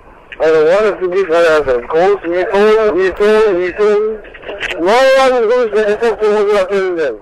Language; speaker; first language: English; non-native, learner; Somali